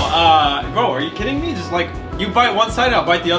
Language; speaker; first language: English; native; English